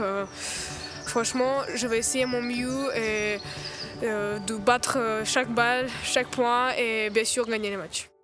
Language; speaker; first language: French; non-native, fluent; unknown